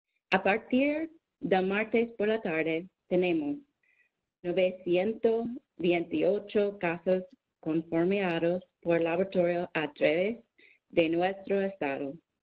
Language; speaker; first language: Spanish; non-native, learner; English